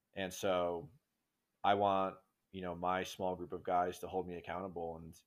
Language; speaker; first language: English; native; English